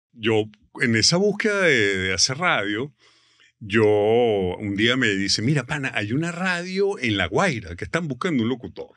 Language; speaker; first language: Spanish; native; Spanish